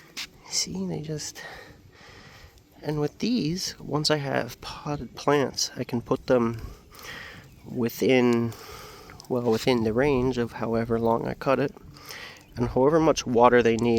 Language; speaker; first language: English; native; English